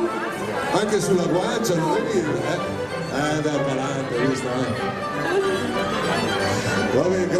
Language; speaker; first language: Italian; native; Italian